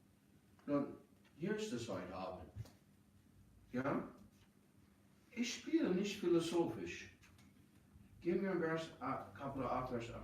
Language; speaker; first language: German; non-native, fluent; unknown